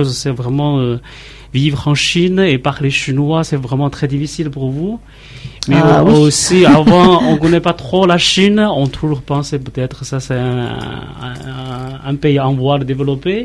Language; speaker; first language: French; non-native, learner; Chinese